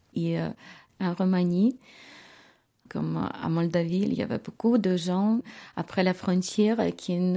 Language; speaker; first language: French; non-native, fluent; Ukrainian